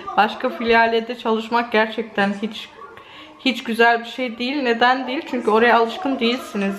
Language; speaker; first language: Turkish; early bilingual, heritage; Turkish